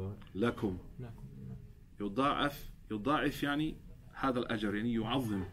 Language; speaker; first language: Arabic; non-native, fluent; English